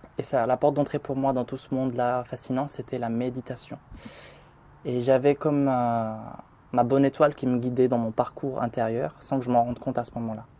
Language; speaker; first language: French; early bilingual, other home language; Arabic